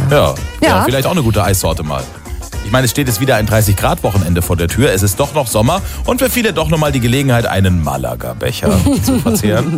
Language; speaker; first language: German; native; German